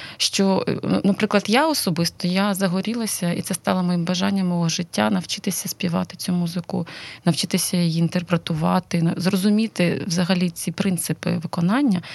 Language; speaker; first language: Ukrainian; non-native, local second language; Russian